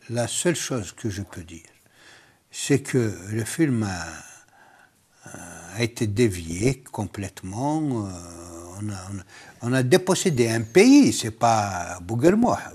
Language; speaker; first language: French; non-native, local second language; Kabyle